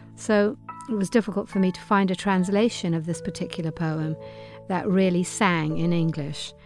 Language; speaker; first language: English; native; English